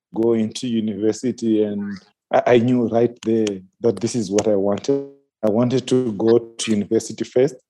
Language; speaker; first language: English; non-native, local second language; Shona